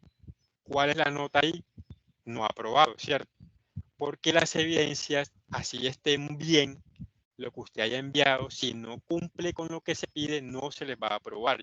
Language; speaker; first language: Spanish; native; Spanish